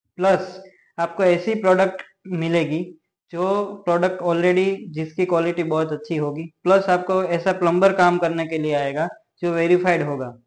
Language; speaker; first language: Hindi; non-native, local second language; Gujarati